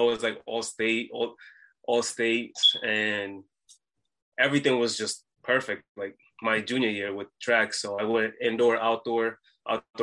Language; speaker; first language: English; native; English